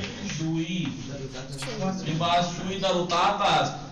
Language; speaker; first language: Persian; non-native, fluent; Urdu